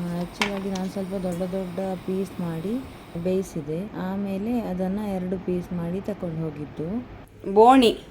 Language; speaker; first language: Kannada; non-native, local second language; Tulu